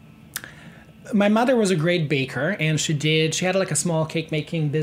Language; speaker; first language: English; non-native, fluent; Serbian